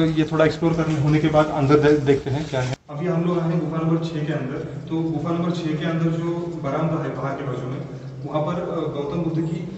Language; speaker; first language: Hindi; non-native, local second language; Marathi